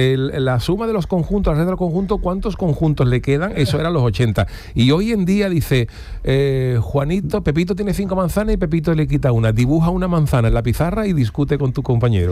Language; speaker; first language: Spanish; native; Spanish